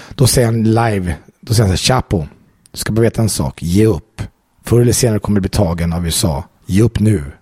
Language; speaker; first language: Swedish; native; Swedish